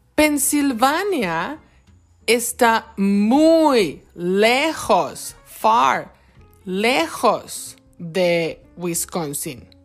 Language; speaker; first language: Spanish; non-native, fluent; English